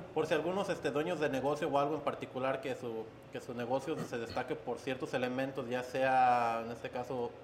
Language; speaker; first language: Spanish; native; Spanish